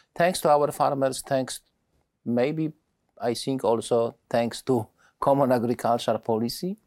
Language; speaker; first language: English; non-native, learner; Polish